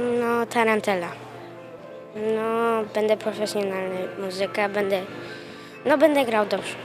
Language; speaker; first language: Polish; early bilingual, heritage; Polish